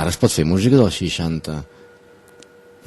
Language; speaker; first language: Catalan; native; Catalan